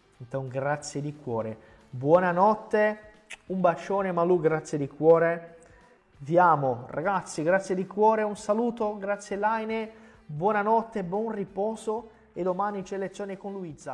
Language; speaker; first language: Italian; non-native, fluent; Portuguese